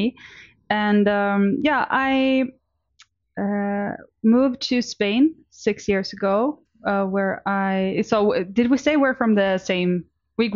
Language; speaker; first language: English; non-native, fluent; Swedish